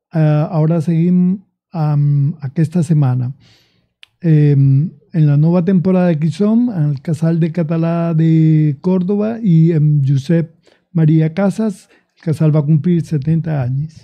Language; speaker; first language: Catalan; non-native, learner; Spanish